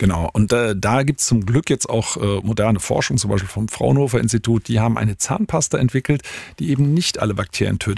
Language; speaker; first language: German; native; German